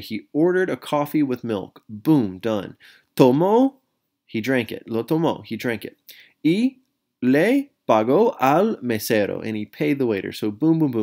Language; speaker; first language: English; native; English